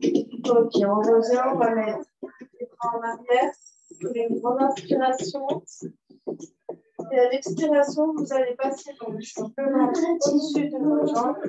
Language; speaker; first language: French; native; French